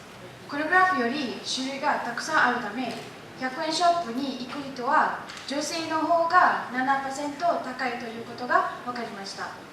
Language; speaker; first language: Japanese; non-native, learner; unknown